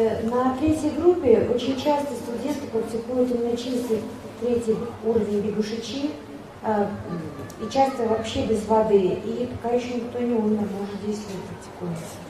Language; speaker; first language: Russian; native; Russian